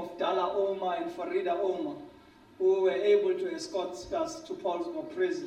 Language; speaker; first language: English; non-native, local second language; Xhosa